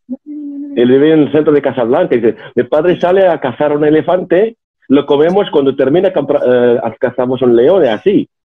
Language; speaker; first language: Spanish; non-native, fluent; Arabic